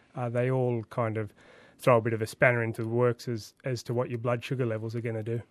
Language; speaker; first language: English; native; English